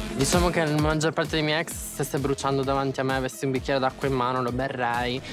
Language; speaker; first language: Italian; native; Italian